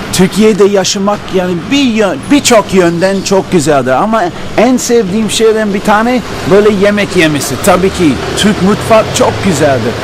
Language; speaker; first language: Turkish; non-native, fluent; English